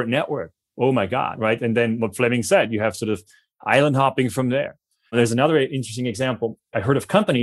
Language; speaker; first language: English; non-native, fluent; German